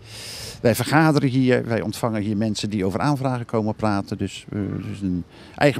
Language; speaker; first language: Dutch; native; Dutch